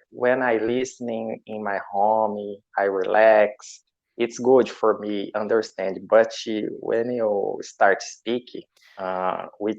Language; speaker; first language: English; non-native, learner; Portuguese